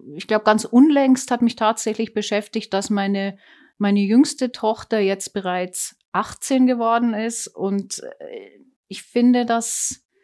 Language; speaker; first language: German; native; German